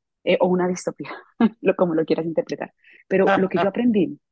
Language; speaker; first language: Spanish; native; Spanish